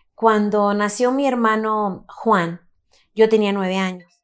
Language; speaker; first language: Spanish; early bilingual, heritage; Spanish